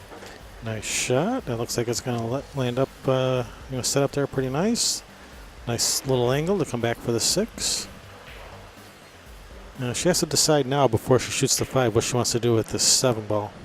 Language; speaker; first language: English; native; English